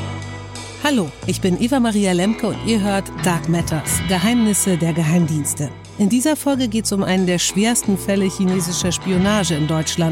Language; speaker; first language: German; native; German